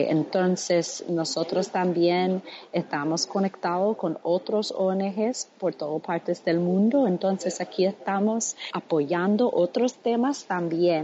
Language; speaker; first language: Spanish; non-native, fluent; English